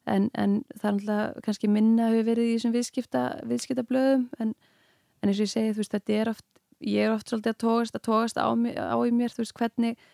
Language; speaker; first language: Icelandic; native; Icelandic